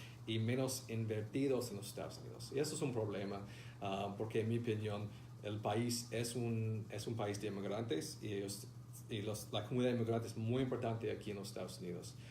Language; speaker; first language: Spanish; non-native, fluent; English